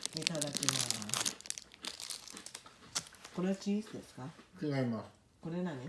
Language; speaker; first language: Japanese; non-native, learner; Thai